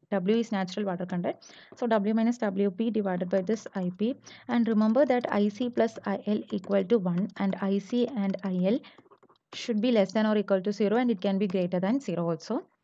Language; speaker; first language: English; non-native, local second language; Malayalam